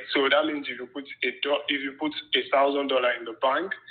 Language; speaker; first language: English; non-native, local second language; Yoruba